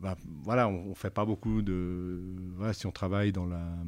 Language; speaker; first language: French; native; French